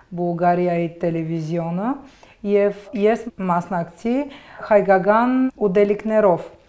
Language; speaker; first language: Armenian; early bilingual, heritage; Armenian